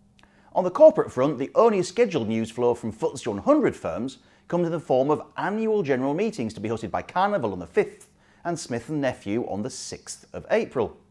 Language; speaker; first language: English; native; English